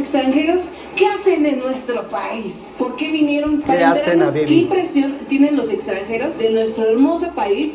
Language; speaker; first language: Spanish; native; Spanish